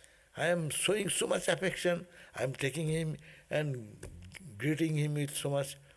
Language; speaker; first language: English; non-native, local second language; Bangla